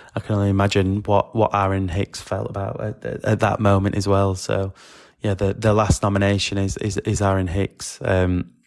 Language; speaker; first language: English; native; English